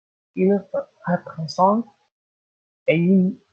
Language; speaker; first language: French; non-native, learner; Spanish